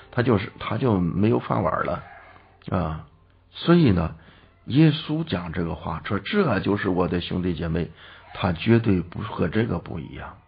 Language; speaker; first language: Chinese; native; Chinese